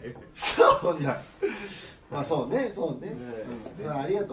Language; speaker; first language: Japanese; native; Japanese